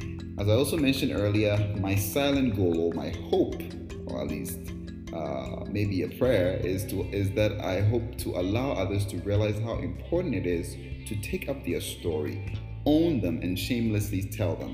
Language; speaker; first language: English; non-native, local second language; Akan